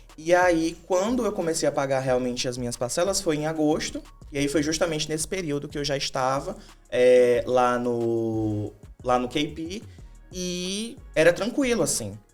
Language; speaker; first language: Portuguese; native; Portuguese